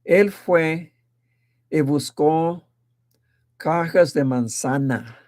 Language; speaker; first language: Spanish; early bilingual, heritage; Spanish